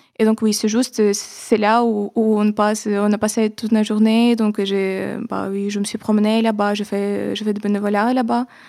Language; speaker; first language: French; non-native, fluent; Ukrainian